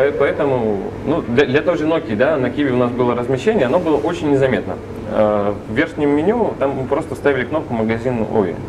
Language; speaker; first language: Russian; native; Russian